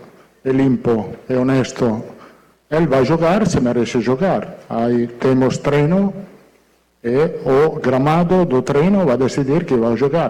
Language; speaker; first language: Portuguese; non-native, fluent; Italian